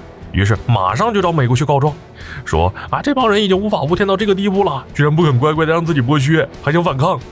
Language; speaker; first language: Chinese; native; Chinese